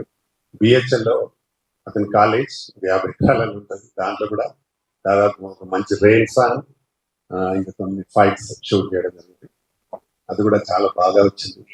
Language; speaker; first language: Telugu; native; Telugu